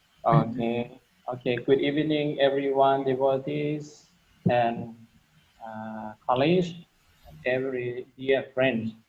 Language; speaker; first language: English; non-native, learner; Lao